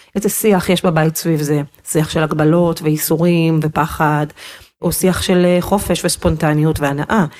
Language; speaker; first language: Hebrew; native; Hebrew